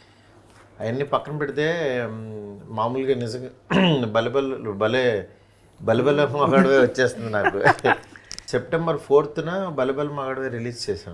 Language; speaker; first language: Telugu; native; Telugu